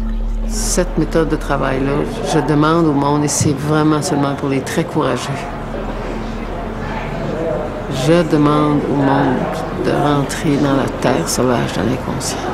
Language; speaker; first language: French; native; French